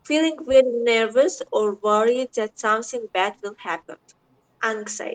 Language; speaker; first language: English; non-native, learner; Azerbaijani